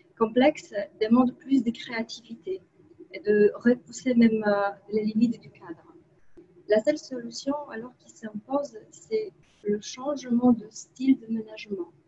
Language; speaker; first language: French; non-native, fluent; Polish